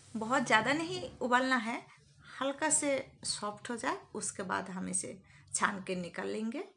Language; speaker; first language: Hindi; native; Hindi